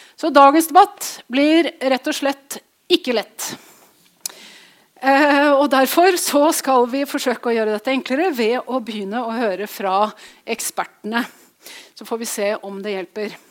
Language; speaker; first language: Norwegian; native; Norwegian